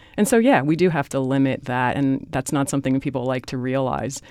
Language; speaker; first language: English; native; English